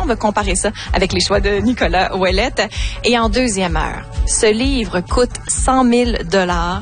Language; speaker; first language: French; native; French